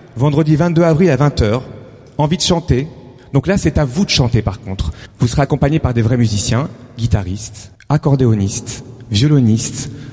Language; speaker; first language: French; native; French